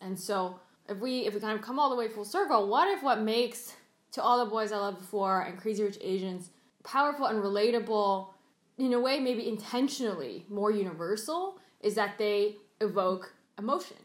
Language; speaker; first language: English; early bilingual, other home language; Cantonese